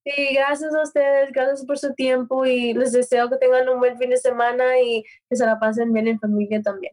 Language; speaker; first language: Spanish; early bilingual, heritage; Spanish